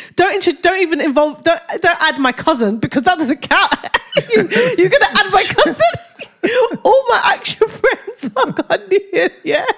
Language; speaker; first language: English; early bilingual, other home language; Yoruba